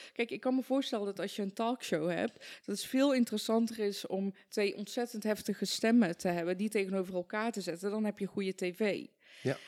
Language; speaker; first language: Dutch; early bilingual, other home language; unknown